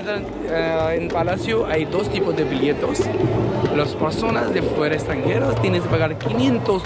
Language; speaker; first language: Spanish; non-native, learner; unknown